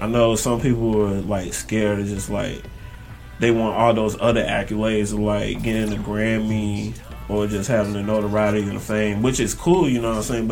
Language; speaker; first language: English; native; English